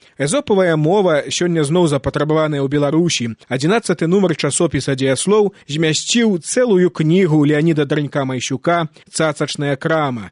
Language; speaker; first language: Belarusian; native; Belarusian